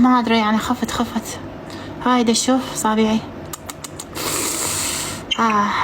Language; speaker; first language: Arabic; native; Arabic